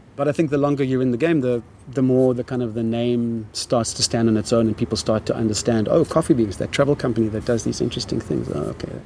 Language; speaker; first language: English; native; English